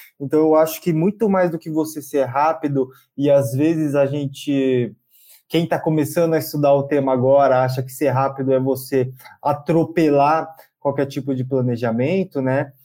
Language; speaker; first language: Portuguese; native; Portuguese